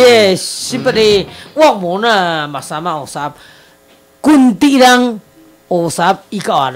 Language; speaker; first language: Filipino; non-native, learner; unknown